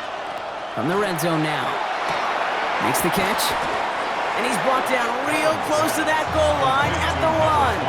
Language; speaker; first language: English; native; English